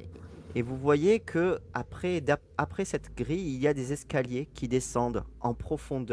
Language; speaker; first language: French; native; French